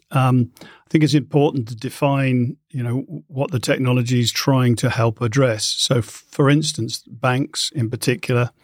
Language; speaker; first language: English; native; English